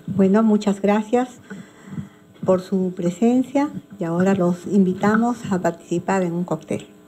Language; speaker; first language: Spanish; native; Spanish